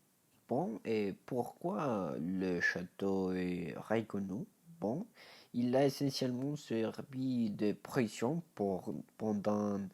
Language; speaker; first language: French; non-native, learner; Spanish